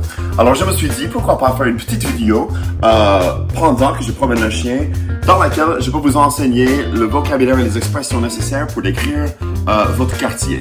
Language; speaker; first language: French; non-native, fluent; English